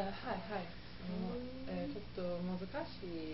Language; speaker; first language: Japanese; non-native, learner; Italian